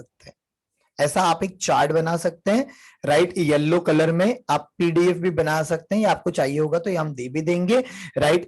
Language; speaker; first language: Hindi; native; Hindi